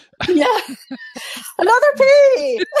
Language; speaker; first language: English; native; English